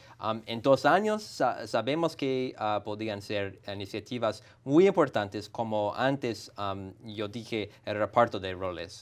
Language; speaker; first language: Spanish; non-native, fluent; English